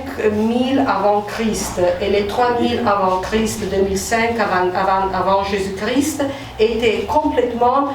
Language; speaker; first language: French; non-native, fluent; Italian